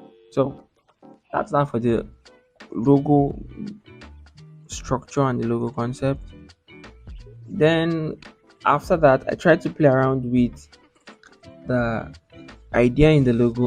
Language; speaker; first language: English; non-native, local second language; Yoruba